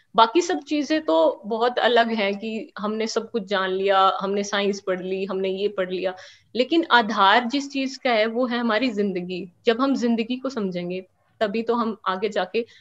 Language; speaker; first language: Hindi; native; Hindi